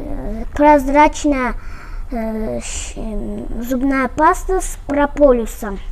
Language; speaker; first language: Russian; non-native, local second language; Kyrgyz